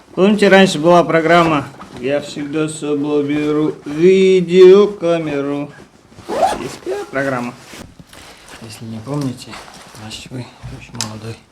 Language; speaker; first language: Russian; non-native, local second language; Kazakh